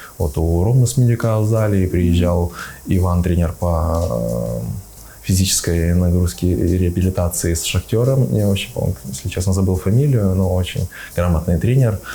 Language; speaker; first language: Russian; native; Russian